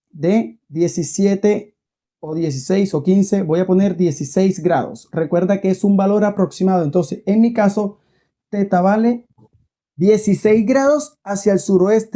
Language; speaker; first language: Spanish; native; Spanish